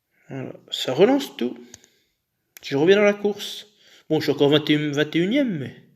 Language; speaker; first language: French; native; French